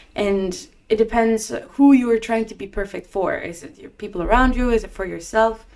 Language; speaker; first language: English; non-native, fluent; Norwegian